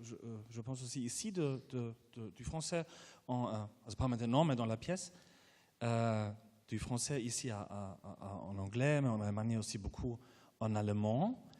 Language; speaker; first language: French; non-native, fluent; German